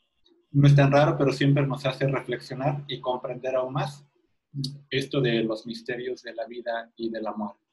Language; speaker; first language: Spanish; native; Spanish